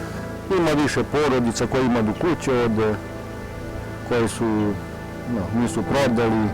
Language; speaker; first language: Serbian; early bilingual, heritage; Serbian